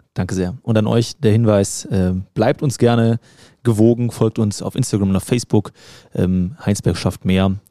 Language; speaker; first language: German; native; German